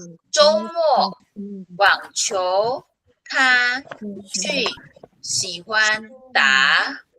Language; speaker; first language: Chinese; non-native, fluent; Filipino